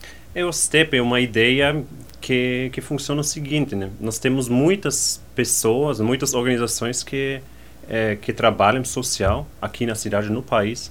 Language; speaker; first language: Portuguese; non-native, fluent; German